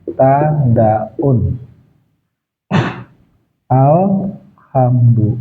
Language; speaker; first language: Arabic; non-native, fluent; Indonesian